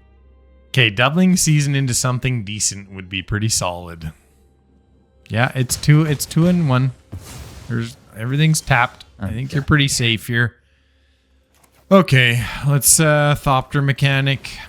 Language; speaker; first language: English; native; English